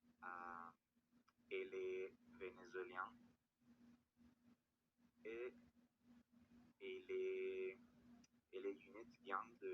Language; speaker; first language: French; non-native, learner; Spanish